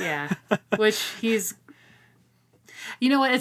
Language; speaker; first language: English; native; English